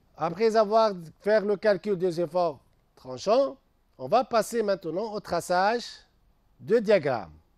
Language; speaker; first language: French; non-native, local second language; Arabic